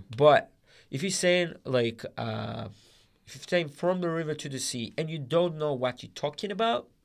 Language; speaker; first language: English; non-native, learner; Hebrew